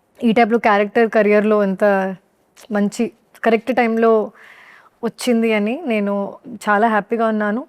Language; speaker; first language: Telugu; non-native, learner; Hindi